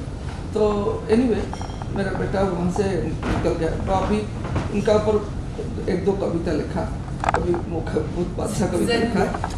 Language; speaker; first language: Hindi; non-native, local second language; Odia